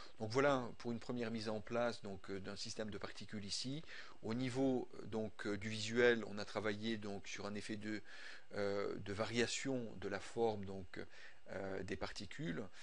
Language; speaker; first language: French; native; French